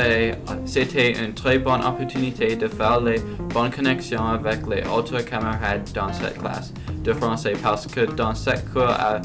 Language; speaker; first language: French; non-native, local second language; English